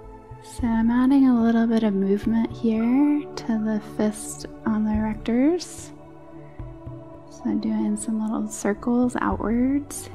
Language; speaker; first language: English; native; English